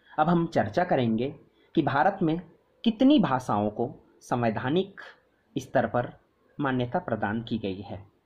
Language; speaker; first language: Hindi; native; Hindi